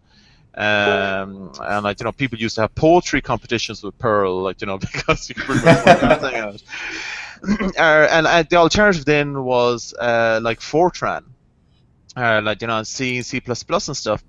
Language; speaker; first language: English; native; English